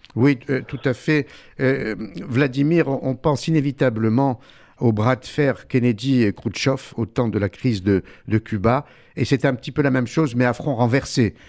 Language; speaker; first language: French; native; French